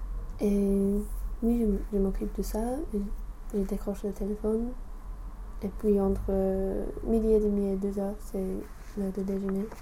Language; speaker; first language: French; non-native, fluent; English